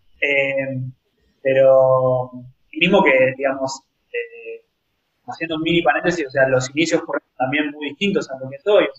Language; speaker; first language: Spanish; native; Spanish